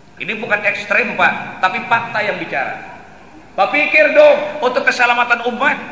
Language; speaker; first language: Indonesian; non-native, local second language; Banjar